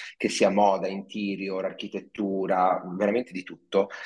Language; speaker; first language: Italian; native; Italian